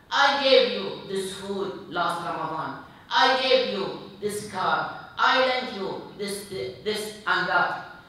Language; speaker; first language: English; non-native, fluent; Arabic